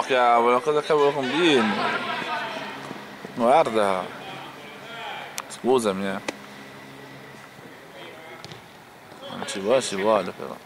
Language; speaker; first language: Italian; native; Italian